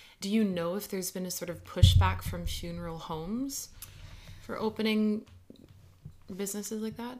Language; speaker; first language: English; native; English